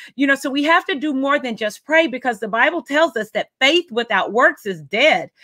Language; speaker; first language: English; native; English